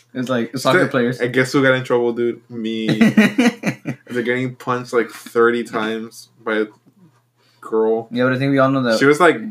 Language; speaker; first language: English; non-native, fluent; Spanish